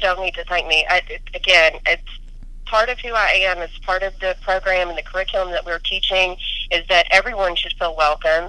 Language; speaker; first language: English; native; English